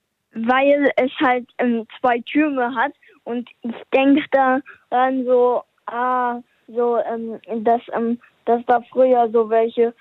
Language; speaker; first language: German; early bilingual, heritage; German